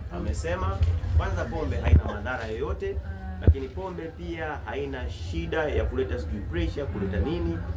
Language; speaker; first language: Swahili; native; Swahili